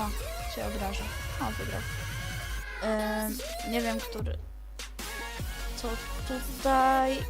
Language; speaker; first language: Polish; native; Polish